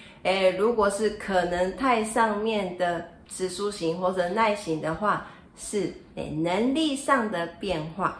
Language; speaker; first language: Chinese; non-native, fluent; Japanese